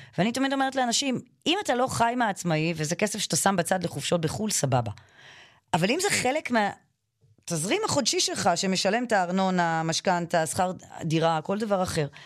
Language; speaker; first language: Hebrew; native; Hebrew